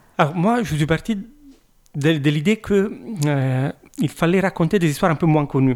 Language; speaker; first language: French; non-native, fluent; Italian